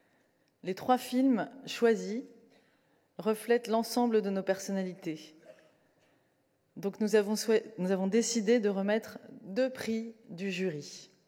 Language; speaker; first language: French; native; French